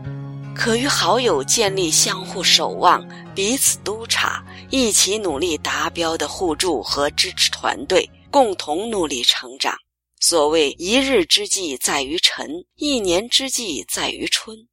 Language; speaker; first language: Chinese; native; Chinese